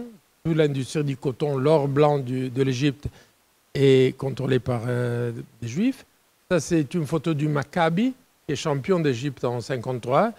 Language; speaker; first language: French; non-native, fluent; Italian